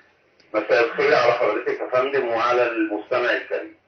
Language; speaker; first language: Arabic; native; Arabic